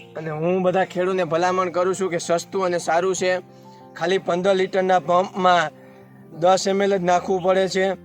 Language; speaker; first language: Gujarati; native; Gujarati